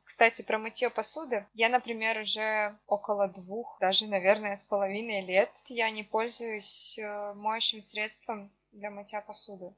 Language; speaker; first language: Russian; native; Russian